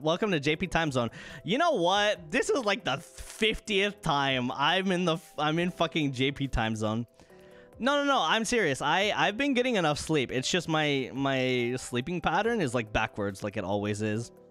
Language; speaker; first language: English; native; English